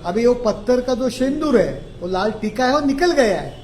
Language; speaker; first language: Hindi; non-native, local second language; Marathi